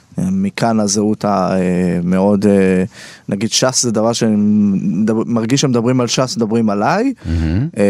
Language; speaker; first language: Hebrew; native; Hebrew